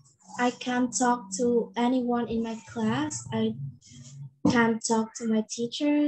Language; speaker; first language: English; non-native, learner; Vietnamese